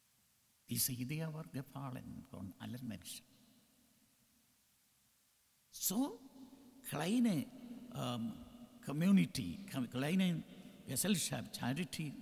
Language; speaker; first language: German; non-native, learner; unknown